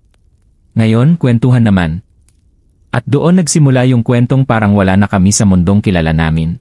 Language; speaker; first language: Filipino; native; Filipino